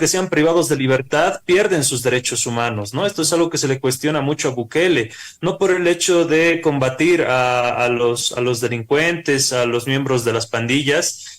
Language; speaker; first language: Spanish; native; Spanish